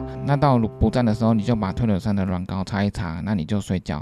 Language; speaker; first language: Chinese; native; Chinese